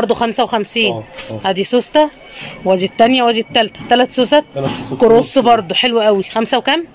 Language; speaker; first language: Arabic; native; Arabic